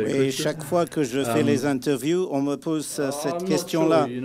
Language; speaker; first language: French; non-native, fluent; English